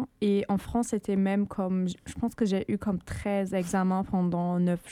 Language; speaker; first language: French; non-native, fluent; German